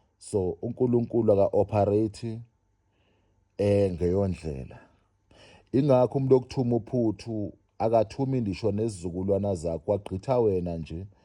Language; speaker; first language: Zulu; non-native, local second language; Xhosa